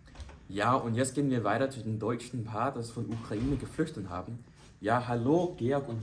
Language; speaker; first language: German; non-native, learner; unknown